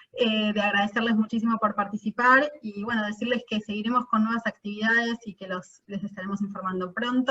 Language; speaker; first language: Spanish; native; Spanish